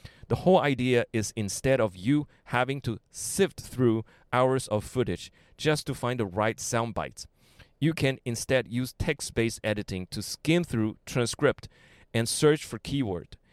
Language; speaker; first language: English; non-native, fluent; Chinese